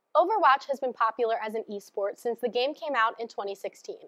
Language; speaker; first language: English; native; English